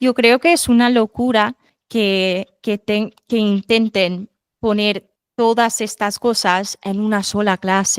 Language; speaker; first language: Spanish; non-native, fluent; English